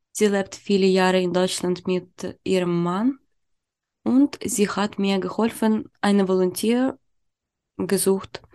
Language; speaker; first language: German; non-native, learner; Ukrainian